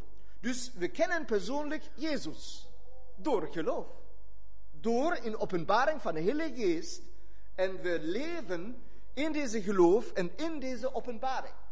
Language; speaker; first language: Dutch; non-native, fluent; German